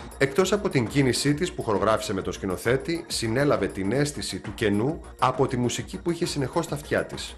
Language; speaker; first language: Greek; native; Greek